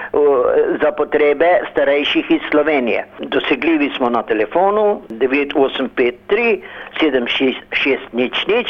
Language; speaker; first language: Slovenian; early bilingual, heritage; Slovenian